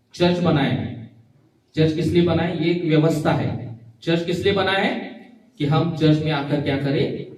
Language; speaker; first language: Hindi; non-native, local second language; Marathi